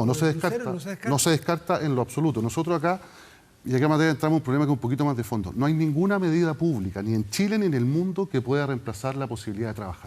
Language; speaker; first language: Spanish; native; Spanish